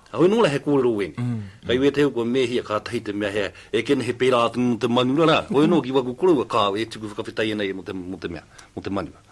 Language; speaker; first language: Māori; native; Māori